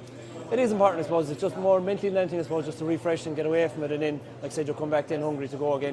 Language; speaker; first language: English; native; English